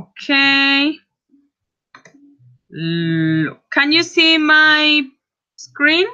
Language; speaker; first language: English; non-native, fluent; Spanish